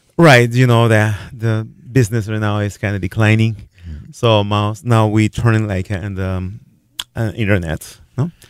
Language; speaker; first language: English; non-native, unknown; Spanish